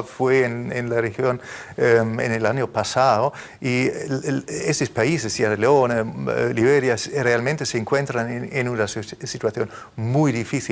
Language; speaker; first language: Spanish; non-native, fluent; German